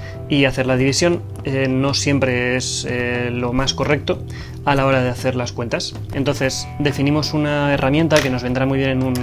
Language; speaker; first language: Spanish; native; Spanish